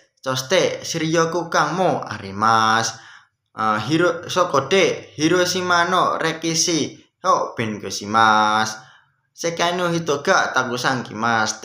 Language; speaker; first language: Japanese; non-native, learner; Indonesian